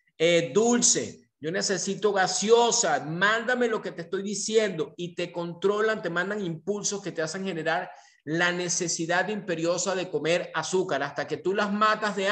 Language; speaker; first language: Spanish; native; Spanish